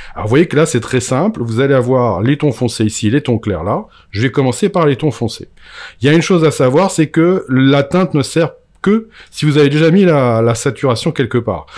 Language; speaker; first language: French; native; French